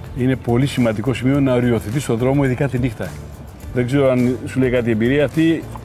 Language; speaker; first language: Greek; native; Greek